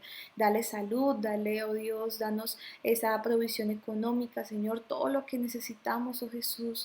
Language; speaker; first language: Spanish; native; Spanish